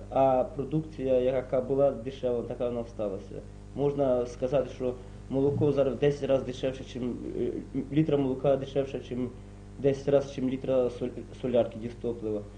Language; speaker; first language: Ukrainian; native; Ukrainian